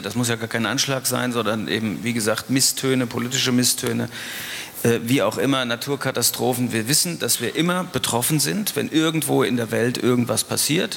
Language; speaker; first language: German; native; German